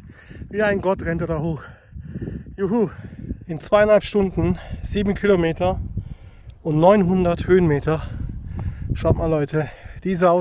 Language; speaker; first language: German; native; German